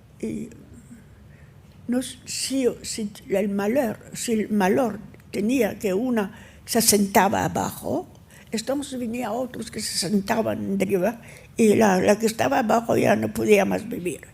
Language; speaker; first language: Spanish; early bilingual, heritage; Ladino